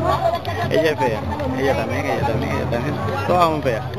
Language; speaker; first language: Spanish; native; Spanish